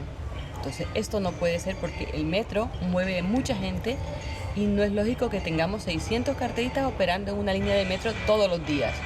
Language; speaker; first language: Spanish; native; Spanish